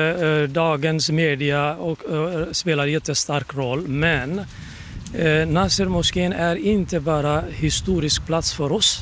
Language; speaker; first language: Swedish; non-native, fluent; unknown